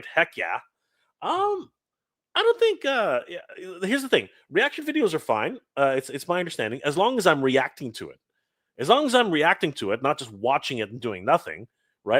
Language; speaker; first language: English; native; English